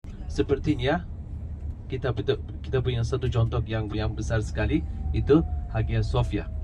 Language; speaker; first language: Indonesian; non-native, fluent; Turkish